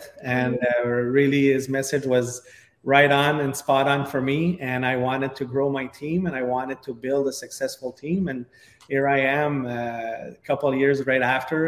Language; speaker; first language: English; non-native, fluent; French